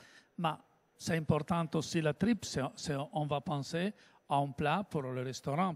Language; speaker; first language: French; non-native, learner; Italian